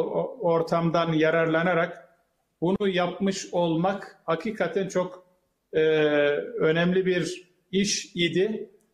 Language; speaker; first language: Turkish; native; Turkish